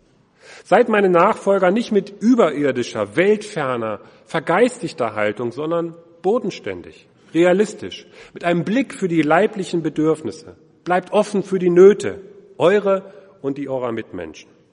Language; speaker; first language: German; native; German